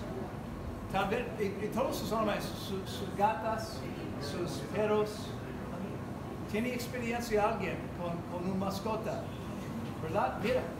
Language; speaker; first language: Spanish; non-native, learner; English